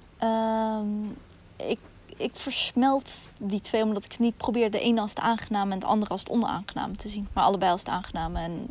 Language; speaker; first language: Dutch; early bilingual, other home language; Russian